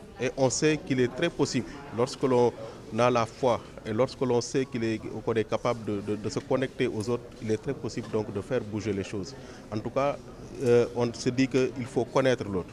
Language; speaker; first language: French; non-native, local second language; Wolof